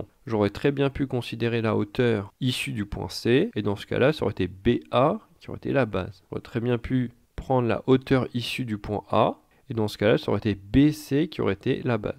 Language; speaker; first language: French; native; French